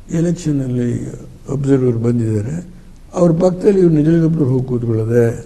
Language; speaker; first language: Kannada; native; Kannada